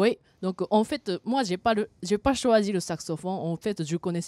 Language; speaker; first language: French; non-native, fluent; Japanese